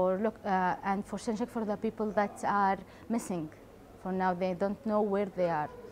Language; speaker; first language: English; non-native, learner; Arabic